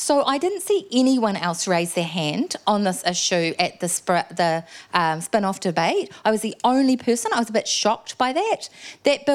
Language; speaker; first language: English; native; English